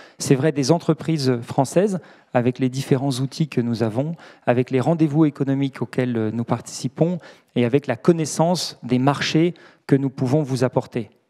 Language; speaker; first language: French; native; French